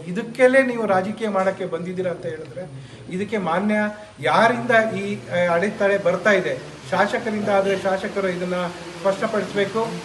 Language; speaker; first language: Kannada; native; Kannada